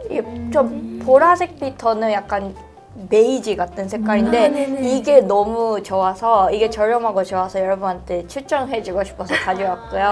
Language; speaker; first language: Korean; non-native, fluent; Japanese